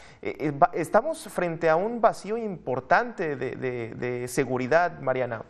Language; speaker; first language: Spanish; native; Spanish